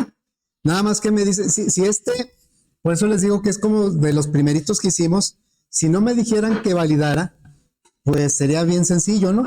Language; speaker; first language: Spanish; native; Spanish